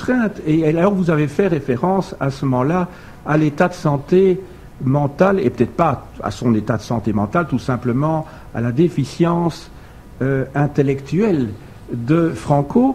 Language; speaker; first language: French; native; French